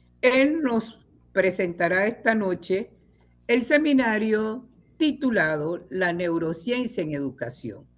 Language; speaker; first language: Spanish; native; Spanish